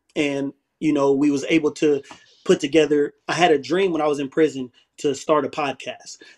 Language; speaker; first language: English; native; English